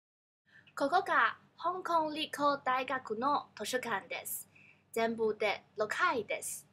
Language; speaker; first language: Japanese; non-native, learner; Cantonese